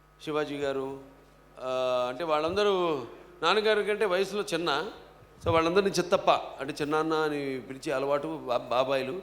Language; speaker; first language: Telugu; native; Telugu